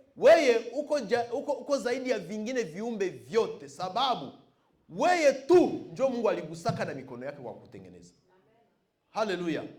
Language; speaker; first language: Swahili; non-native, local second language; Bembe